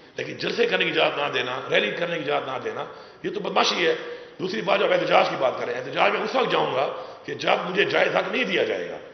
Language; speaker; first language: Urdu; non-native, local second language; Pashto